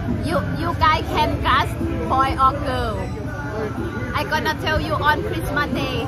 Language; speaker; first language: English; non-native, learner; Thai